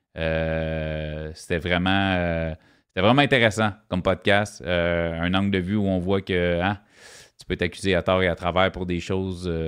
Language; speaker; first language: French; native; French